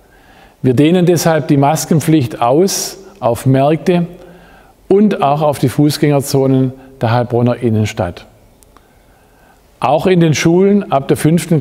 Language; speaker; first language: German; native; German